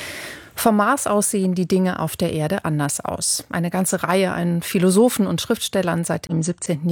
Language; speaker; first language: German; native; German